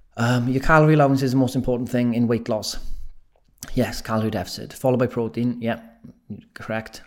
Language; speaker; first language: English; native; English